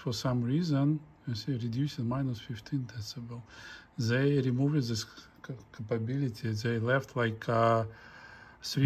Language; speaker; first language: English; non-native, fluent; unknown